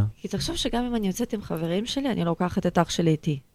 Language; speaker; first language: Hebrew; early bilingual, other home language; Russian